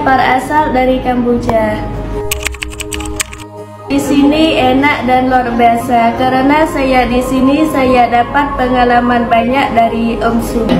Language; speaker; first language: Indonesian; non-native, learner; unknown